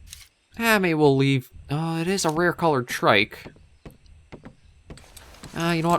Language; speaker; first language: English; native; English